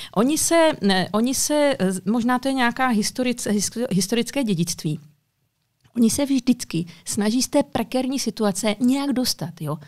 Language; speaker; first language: Czech; native; Czech